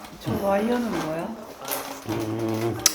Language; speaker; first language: Korean; native; Korean